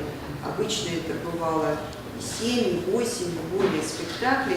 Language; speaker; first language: Russian; native; Russian